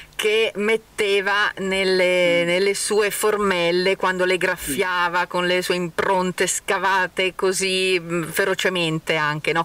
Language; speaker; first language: Italian; native; Italian